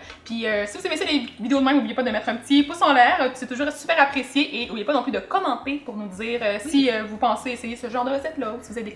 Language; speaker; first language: French; native; French